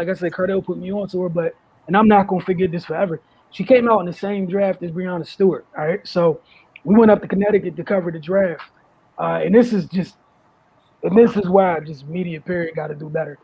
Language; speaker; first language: English; native; English